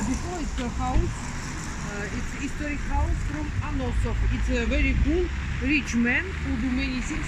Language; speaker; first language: English; non-native, learner; Russian